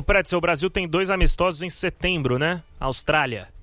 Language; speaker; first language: Portuguese; native; Portuguese